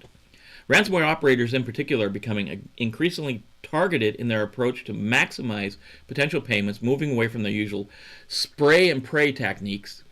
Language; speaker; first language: English; native; English